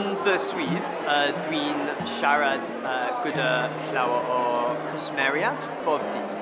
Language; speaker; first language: Welsh; non-native, learner; English